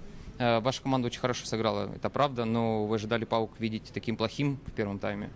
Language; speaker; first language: Russian; native; Russian